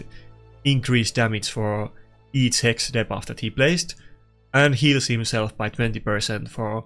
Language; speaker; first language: English; non-native, fluent; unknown